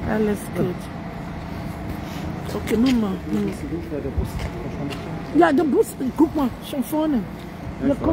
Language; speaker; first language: German; non-native, learner; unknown